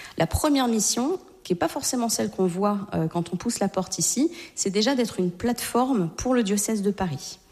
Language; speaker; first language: French; native; French